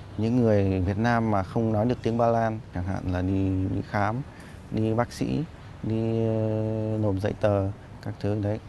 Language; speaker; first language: Vietnamese; early bilingual, heritage; Polish